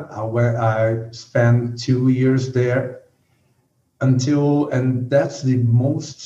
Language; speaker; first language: English; non-native, fluent; Portuguese